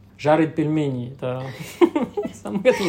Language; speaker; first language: Russian; non-native, fluent; French